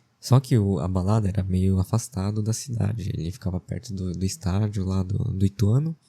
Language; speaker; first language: Portuguese; early bilingual, other home language; Japanese